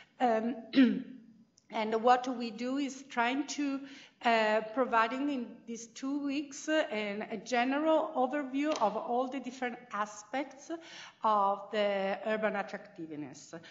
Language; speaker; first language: English; non-native, fluent; Italian